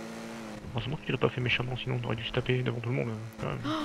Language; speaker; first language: French; native; French